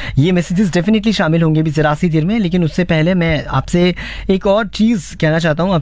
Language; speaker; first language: Hindi; native; Hindi